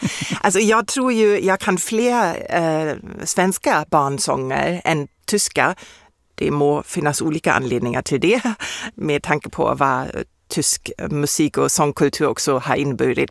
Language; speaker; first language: Swedish; non-native, fluent; German